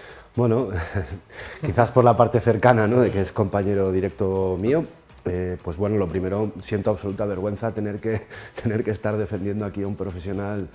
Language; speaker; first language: Spanish; native; Spanish